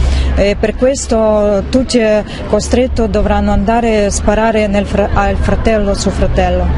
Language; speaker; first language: Italian; non-native, learner; Russian